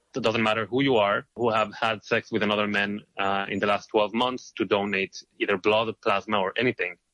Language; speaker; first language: English; non-native, fluent; Hebrew